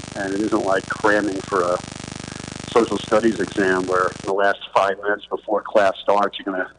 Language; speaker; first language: English; native; English